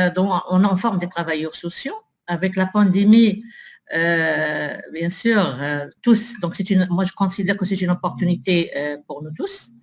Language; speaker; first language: French; non-native, local second language; Arabic